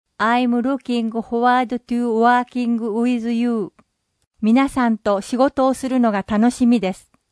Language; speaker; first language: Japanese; non-native, fluent; English